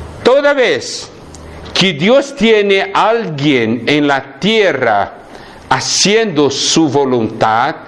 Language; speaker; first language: Spanish; non-native, fluent; Portuguese